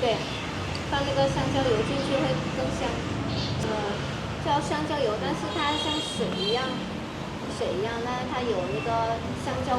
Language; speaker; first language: Chinese; non-native, fluent; Vietnamese